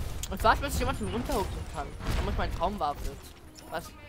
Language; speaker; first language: German; native; German